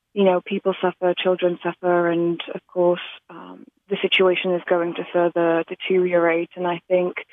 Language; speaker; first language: English; non-native, fluent; Slovak